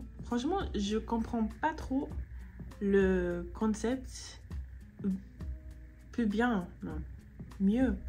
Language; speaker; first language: French; non-native, fluent; English